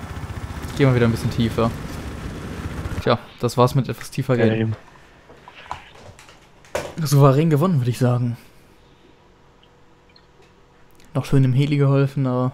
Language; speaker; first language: German; native; German